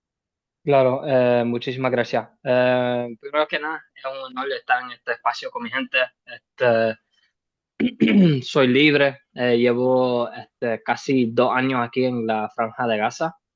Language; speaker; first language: Spanish; early bilingual, heritage; Spanish